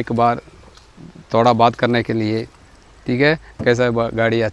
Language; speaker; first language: Hindi; non-native, local second language; Malayalam